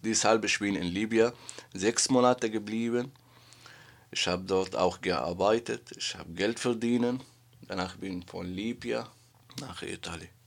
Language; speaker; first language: German; non-native, learner; Arabic